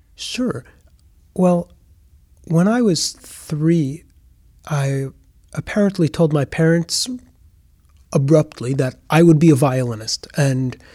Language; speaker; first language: English; native; English